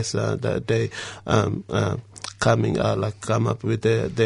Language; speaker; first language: English; non-native, fluent; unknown